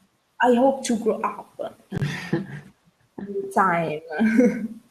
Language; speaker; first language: English; non-native, learner; Italian